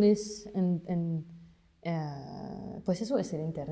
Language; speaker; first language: Spanish; non-native, fluent; French